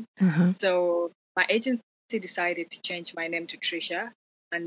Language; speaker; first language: English; non-native, local second language; Acoli